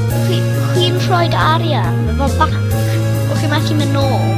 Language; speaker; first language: Welsh; non-native, local second language; English